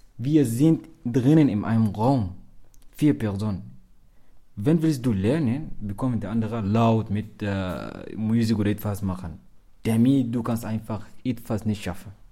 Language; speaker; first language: German; non-native, learner; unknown